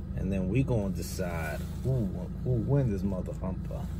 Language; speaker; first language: English; native; English